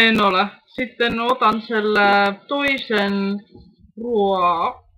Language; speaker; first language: Finnish; non-native, learner; Estonian